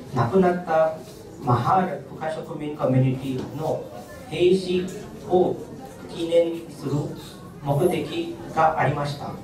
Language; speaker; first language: Japanese; non-native, fluent; Marathi